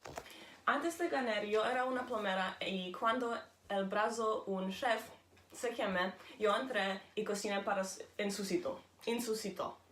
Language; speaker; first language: Spanish; non-native, learner; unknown